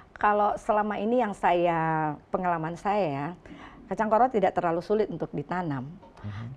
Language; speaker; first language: Indonesian; native; Indonesian